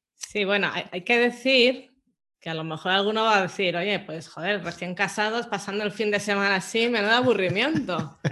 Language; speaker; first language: Spanish; native; Spanish